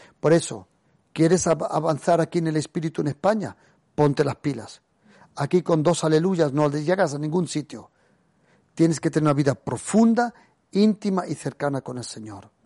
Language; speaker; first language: Spanish; early bilingual, heritage; Spanish